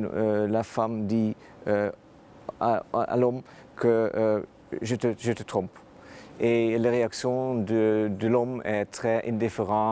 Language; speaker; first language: French; non-native, fluent; Dutch